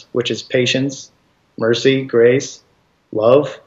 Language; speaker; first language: English; native; English